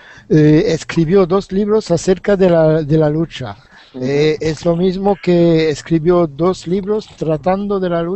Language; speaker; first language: Spanish; non-native, learner; French